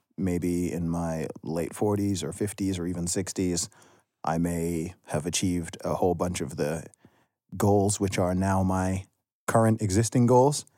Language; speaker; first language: English; native; English